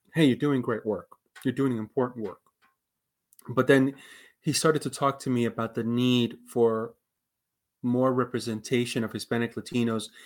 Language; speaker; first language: English; early bilingual, other home language; Spanish